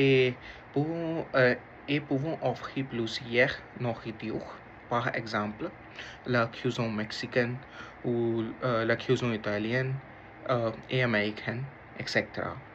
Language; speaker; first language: French; non-native, learner; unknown